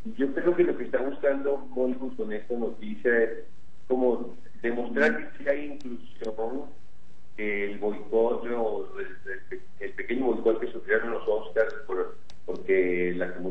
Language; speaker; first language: Spanish; native; Spanish